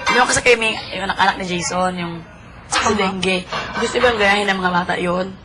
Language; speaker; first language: Filipino; non-native, local second language; Cebuano